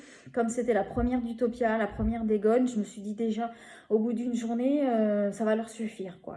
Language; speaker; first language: French; native; French